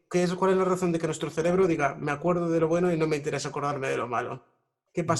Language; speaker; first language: Spanish; native; Spanish